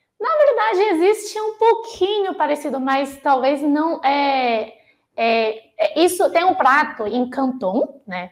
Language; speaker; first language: Portuguese; non-native, fluent; Chinese